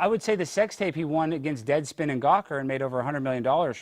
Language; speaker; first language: English; native; English